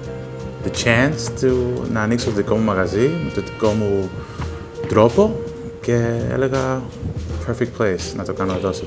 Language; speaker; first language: Greek; early bilingual, heritage; Greek